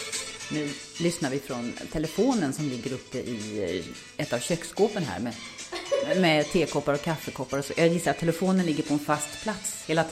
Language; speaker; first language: Swedish; native; Swedish